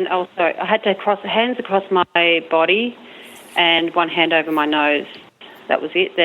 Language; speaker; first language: English; native; English